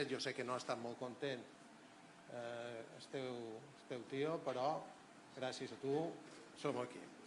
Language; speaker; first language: Catalan; native; Catalan